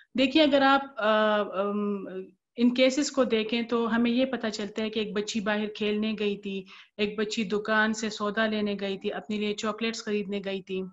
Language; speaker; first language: Urdu; non-native, local second language; Pashto